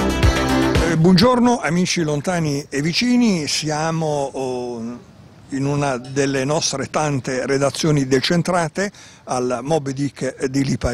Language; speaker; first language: Italian; native; Italian